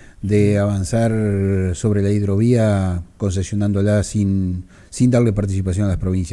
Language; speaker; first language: Spanish; native; Spanish